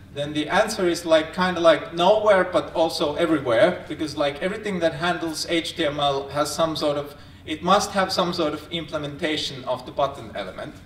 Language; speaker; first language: English; non-native, fluent; Finnish